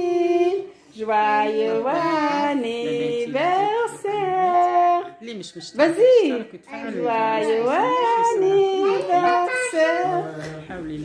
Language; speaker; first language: French; non-native, local second language; Arabic